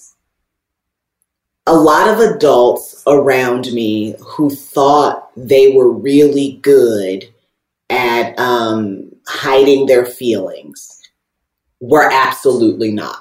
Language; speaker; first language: English; native; English